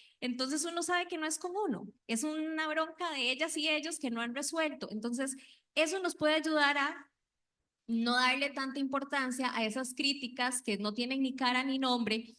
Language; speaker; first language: Spanish; non-native, local second language; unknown